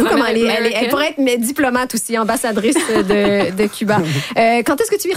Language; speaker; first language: French; native; French